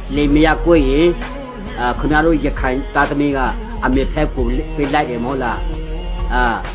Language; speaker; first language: Burmese; non-native, local second language; Hakha Chin